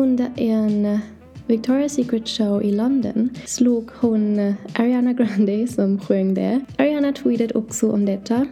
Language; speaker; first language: Swedish; non-native, learner; English